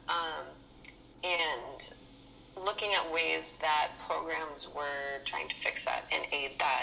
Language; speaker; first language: English; native; English